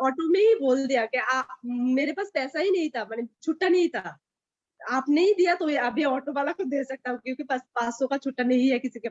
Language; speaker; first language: Hindi; native; Hindi